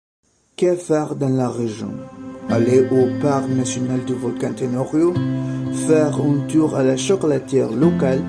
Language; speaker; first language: French; non-native, learner; Spanish